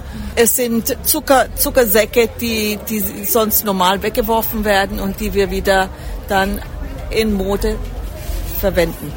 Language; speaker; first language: German; early bilingual, heritage; German